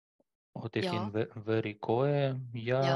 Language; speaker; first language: Finnish; non-native, learner; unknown